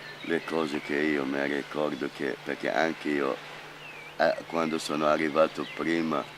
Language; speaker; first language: Italian; non-native, fluent; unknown